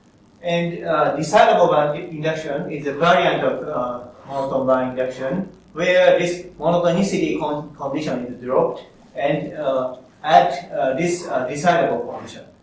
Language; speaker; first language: English; non-native, fluent; Japanese